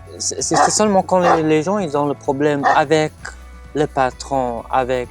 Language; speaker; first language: French; non-native, fluent; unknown